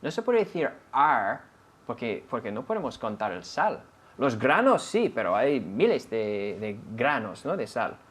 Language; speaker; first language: Spanish; non-native, fluent; English